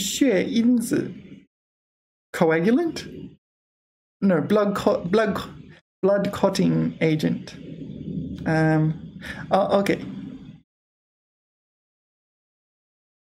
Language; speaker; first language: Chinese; non-native, learner; English